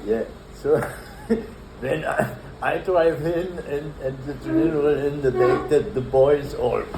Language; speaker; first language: English; non-native, fluent; German